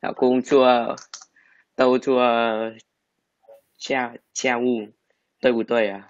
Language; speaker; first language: Chinese; non-native, learner; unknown